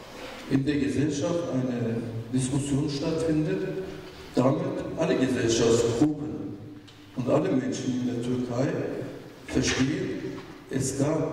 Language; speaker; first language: German; non-native, fluent; Turkish